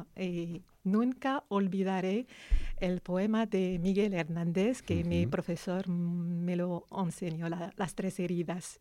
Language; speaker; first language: Spanish; non-native, learner; Arabic